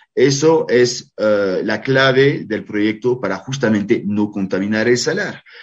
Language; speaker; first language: Spanish; non-native, fluent; French